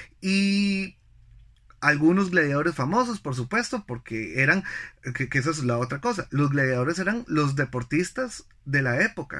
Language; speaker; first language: Spanish; native; Spanish